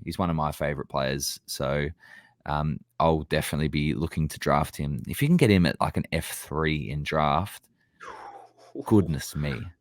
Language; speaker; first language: English; native; English